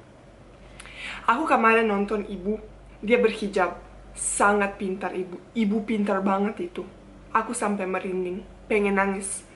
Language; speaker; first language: Indonesian; non-native, fluent; Bosnian